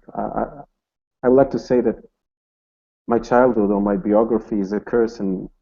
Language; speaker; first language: English; non-native, fluent; Hebrew